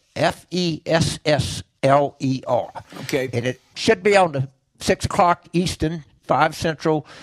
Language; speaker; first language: English; native; English